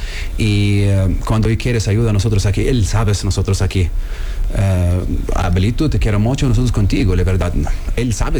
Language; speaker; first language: Spanish; non-native, learner; Arabic